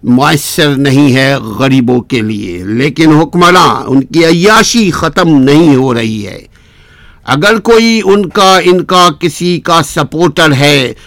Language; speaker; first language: Urdu; native; Urdu